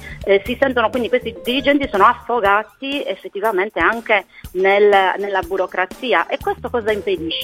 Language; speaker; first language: Italian; native; Italian